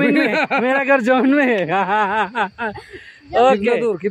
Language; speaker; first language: Hindi; non-native, learner; Bangla